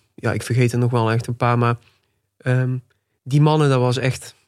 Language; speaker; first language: Dutch; native; Dutch